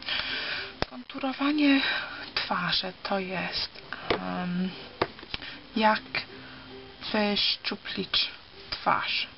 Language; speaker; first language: Polish; early bilingual, heritage; Polish